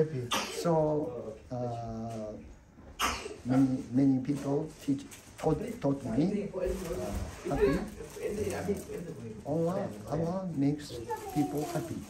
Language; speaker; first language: English; non-native, learner; Japanese